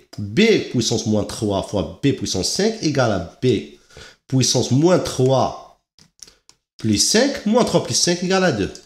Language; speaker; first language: French; non-native, local second language; Arabic